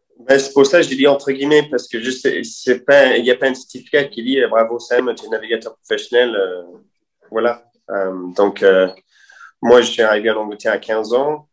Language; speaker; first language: French; non-native, fluent; English